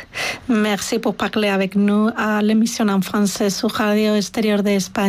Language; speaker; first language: French; non-native, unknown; Spanish